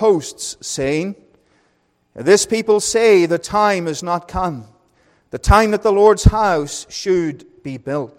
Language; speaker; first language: English; native; English